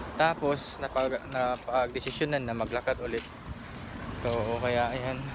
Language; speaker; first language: Filipino; non-native, local second language; Cebuano